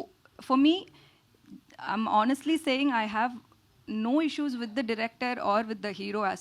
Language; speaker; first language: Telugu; non-native, local second language; Tamil